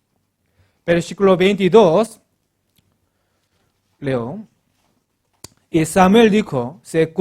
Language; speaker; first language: Spanish; non-native, learner; Korean